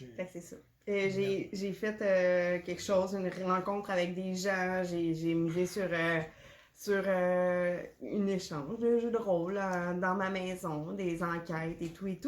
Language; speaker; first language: French; native; French